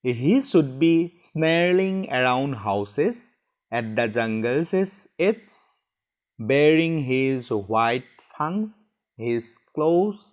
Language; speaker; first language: English; non-native, local second language; Assamese